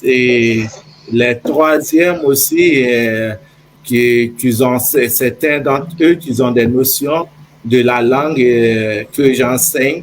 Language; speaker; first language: French; non-native, fluent; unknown